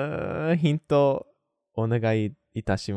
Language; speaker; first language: Japanese; non-native, learner; English